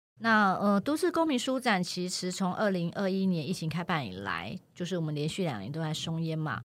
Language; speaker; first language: Chinese; native; Chinese